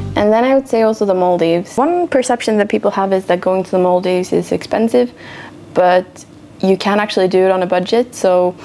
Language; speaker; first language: English; non-native, fluent; Swedish